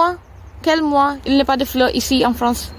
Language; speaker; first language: French; non-native, learner; Telugu